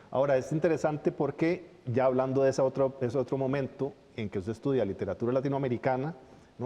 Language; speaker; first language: Spanish; native; Spanish